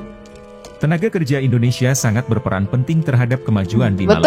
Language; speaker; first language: Indonesian; native; Indonesian